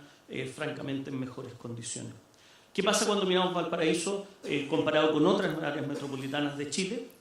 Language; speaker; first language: Spanish; native; Spanish